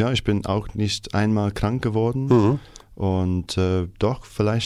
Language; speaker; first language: German; non-native, fluent; English